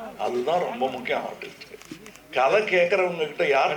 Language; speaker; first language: Tamil; native; Tamil